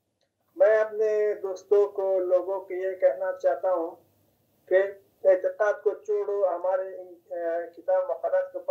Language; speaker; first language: Hindi; non-native, fluent; Persian